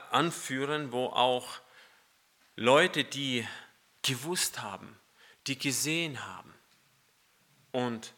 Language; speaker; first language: German; non-native, fluent; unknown